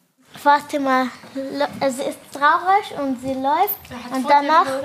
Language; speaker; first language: German; non-native, learner; Arabic